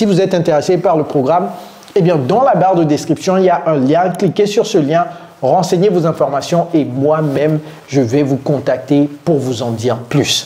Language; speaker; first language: French; native; French